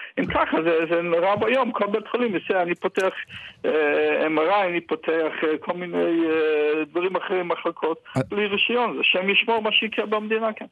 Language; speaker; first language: Hebrew; non-native, fluent; Yiddish